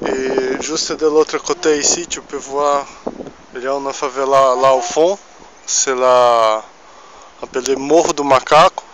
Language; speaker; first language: French; non-native, fluent; Portuguese